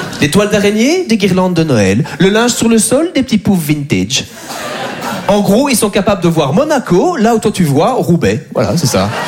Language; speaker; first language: French; native; French